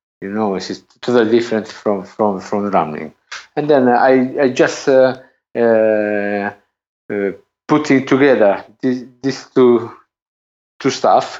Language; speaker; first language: English; non-native, learner; Italian